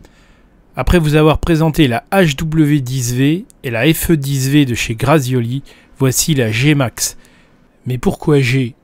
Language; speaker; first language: French; native; French